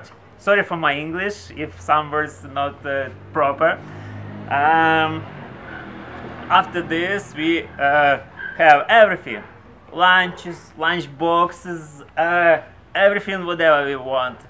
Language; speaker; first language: English; non-native, learner; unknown